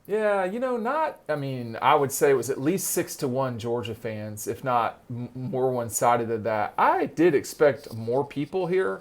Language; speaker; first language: English; native; English